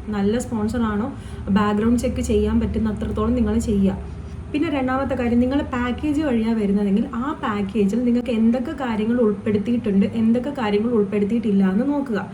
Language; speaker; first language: Malayalam; non-native, local second language; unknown